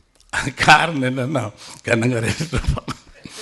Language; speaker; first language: Tamil; native; Tamil